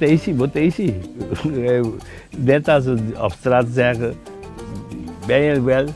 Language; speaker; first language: Dutch; non-native, local second language; Papiamento